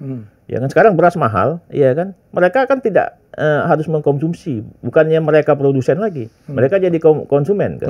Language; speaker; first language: Indonesian; native; Indonesian